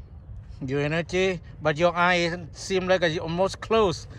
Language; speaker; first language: English; non-native, learner; Lao